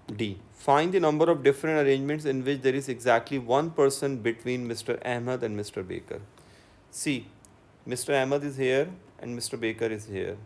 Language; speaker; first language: English; non-native, local second language; Urdu